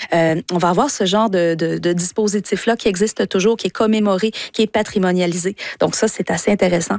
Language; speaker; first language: French; native; French